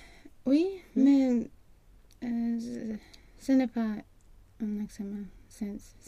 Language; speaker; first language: French; non-native, learner; Swedish